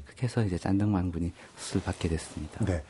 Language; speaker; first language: Korean; native; Korean